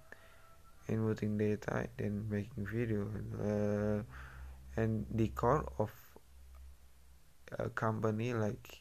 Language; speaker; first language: English; non-native, learner; Indonesian